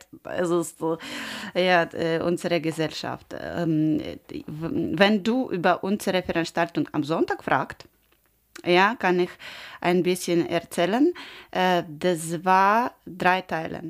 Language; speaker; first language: German; non-native, learner; Ukrainian